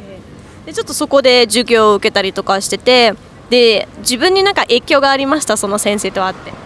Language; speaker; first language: Japanese; non-native, fluent; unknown